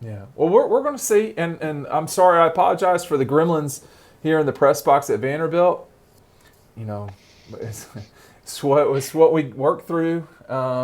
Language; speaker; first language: English; native; English